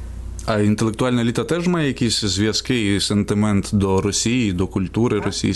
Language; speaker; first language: Ukrainian; native; Ukrainian